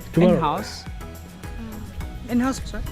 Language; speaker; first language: English; non-native, local second language; Cebuano